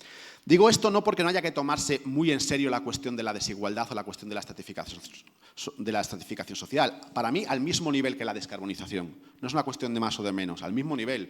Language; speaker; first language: Spanish; native; Spanish